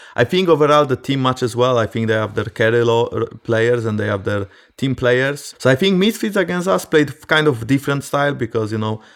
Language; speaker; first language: English; non-native, fluent; Polish